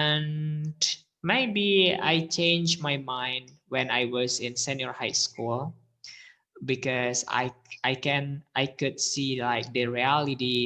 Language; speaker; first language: English; non-native, fluent; Indonesian